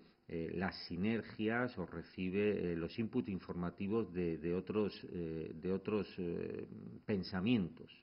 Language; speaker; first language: Spanish; native; Spanish